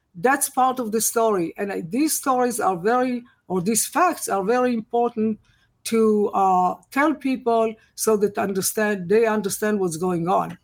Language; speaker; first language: English; non-native, fluent; Hebrew